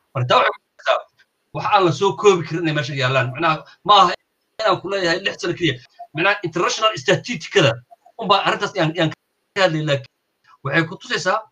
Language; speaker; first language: Somali; native; Somali